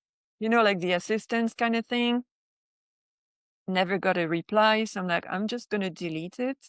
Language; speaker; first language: English; non-native, fluent; French